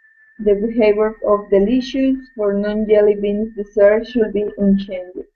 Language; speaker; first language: English; non-native, learner; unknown